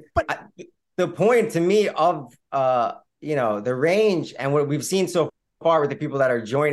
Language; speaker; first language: English; native; English